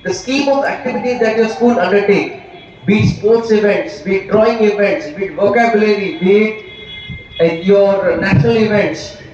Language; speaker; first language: English; non-native, local second language; Hindi